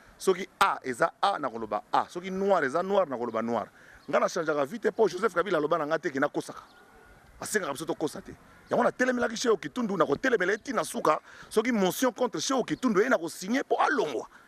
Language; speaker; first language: Lingala; non-native, local second language; Luba-Lulua